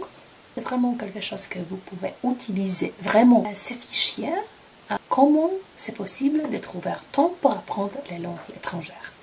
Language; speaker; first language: French; non-native, fluent; Polish